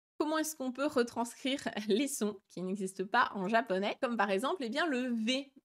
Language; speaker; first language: French; native; French